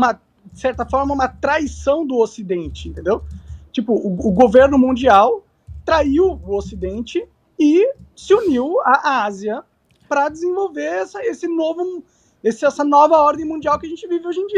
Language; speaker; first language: Portuguese; native; Portuguese